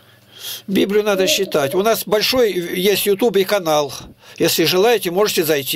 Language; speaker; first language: Russian; native; Russian